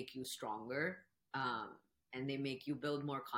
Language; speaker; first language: English; non-native, local second language; Urdu